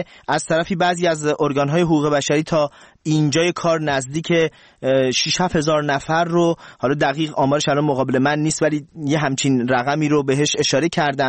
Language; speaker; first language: Persian; native; Persian